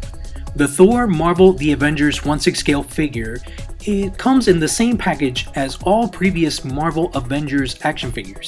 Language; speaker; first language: English; native; English